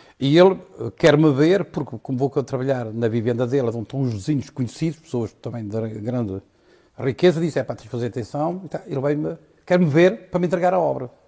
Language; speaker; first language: Portuguese; native; Portuguese